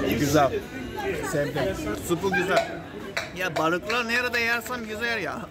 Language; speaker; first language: Turkish; non-native, fluent; Japanese